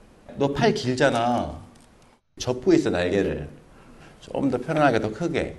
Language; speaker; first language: Korean; native; Korean